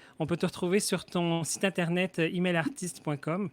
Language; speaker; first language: French; native; French